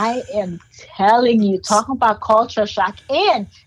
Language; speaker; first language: English; non-native, fluent; Haitian Creole